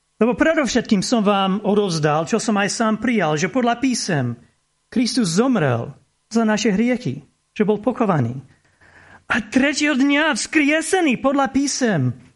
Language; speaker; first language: Slovak; non-native, fluent; English